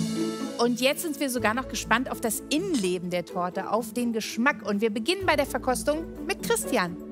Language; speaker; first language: German; native; German